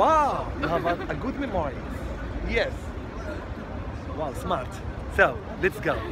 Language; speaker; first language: English; non-native, learner; Arabic